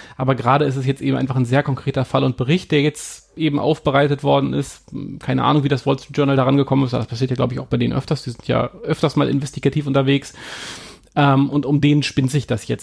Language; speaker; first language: German; native; German